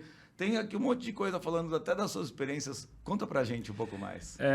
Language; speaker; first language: Portuguese; native; Portuguese